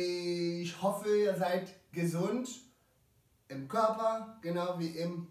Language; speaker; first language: German; non-native, fluent; French